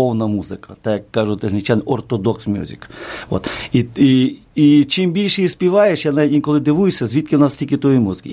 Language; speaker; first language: Ukrainian; native; Ukrainian